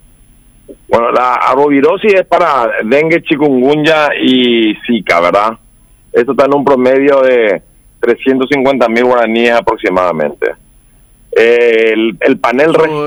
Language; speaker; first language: Spanish; native; Spanish